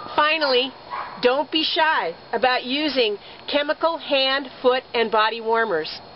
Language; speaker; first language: English; native; English